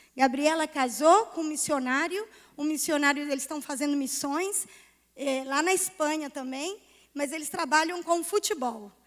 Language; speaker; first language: Portuguese; native; Portuguese